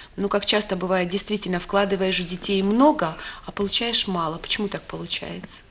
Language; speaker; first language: Russian; native; Russian